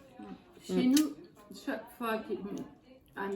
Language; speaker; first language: French; non-native, fluent; Turkish